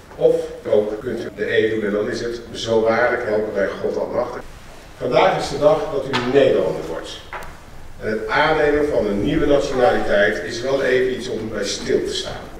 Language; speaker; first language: Dutch; native; Dutch